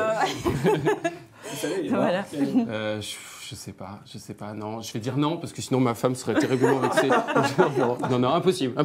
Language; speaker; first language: French; native; French